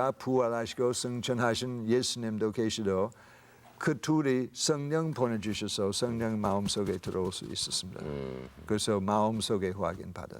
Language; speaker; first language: Korean; non-native, fluent; English